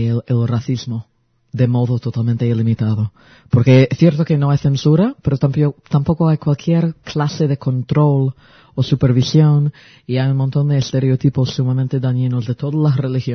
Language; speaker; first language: Spanish; early bilingual, heritage; Spanish